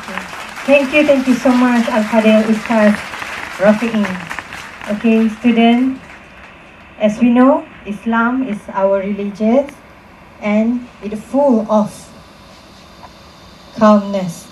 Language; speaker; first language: English; non-native, local second language; Malay